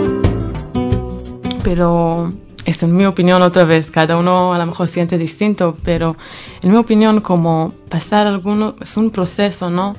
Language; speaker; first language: Spanish; non-native, fluent; Hebrew